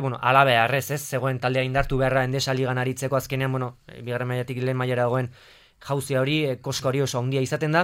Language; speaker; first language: Basque; native; Basque